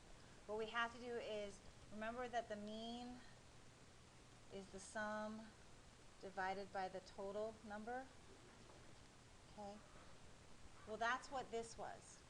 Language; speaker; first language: English; native; English